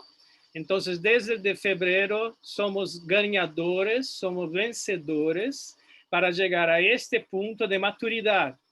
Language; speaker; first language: Spanish; non-native, fluent; Portuguese